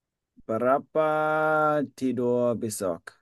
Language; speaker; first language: Indonesian; non-native, learner; English